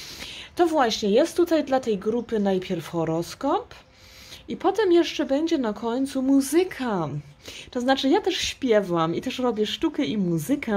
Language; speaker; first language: Polish; early bilingual, heritage; Polish